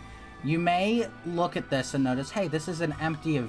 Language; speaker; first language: English; native; English